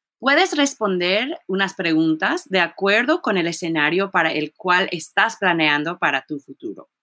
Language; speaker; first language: Spanish; early bilingual, heritage; Spanish